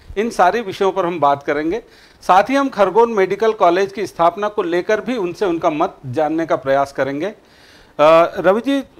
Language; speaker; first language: Hindi; native; Hindi